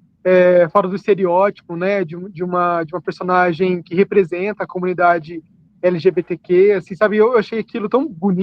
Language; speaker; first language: Portuguese; native; Portuguese